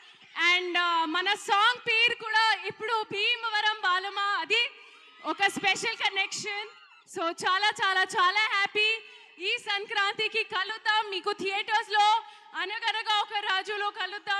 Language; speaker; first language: Telugu; non-native, learner; Hindi